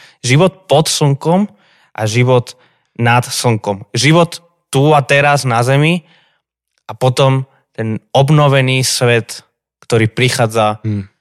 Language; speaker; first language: Slovak; non-native, fluent; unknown